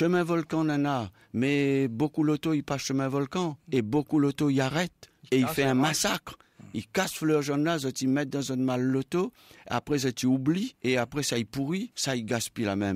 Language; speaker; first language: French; non-native, local second language; Réunion Creole French